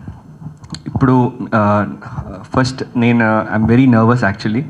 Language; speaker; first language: Telugu; early bilingual, heritage; Telugu